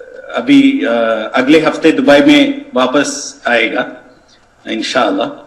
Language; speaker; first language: Hindi; non-native, fluent; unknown